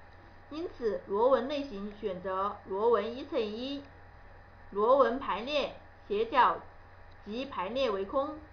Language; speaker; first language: Chinese; native; Chinese